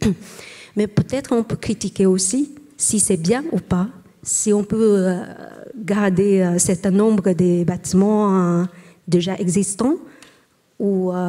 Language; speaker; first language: French; non-native, learner; Chinese